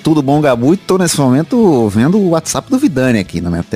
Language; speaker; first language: Portuguese; native; Portuguese